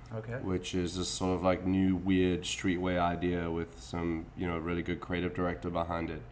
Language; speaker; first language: English; native; English